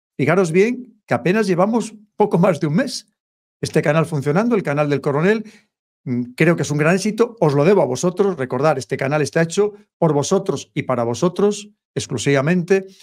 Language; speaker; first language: Spanish; native; Spanish